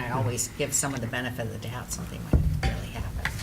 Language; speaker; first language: English; native; English